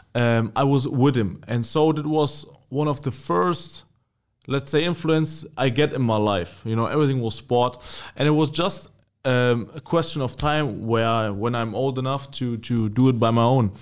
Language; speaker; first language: English; non-native, fluent; German